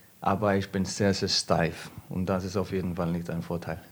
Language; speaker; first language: German; non-native, learner; Icelandic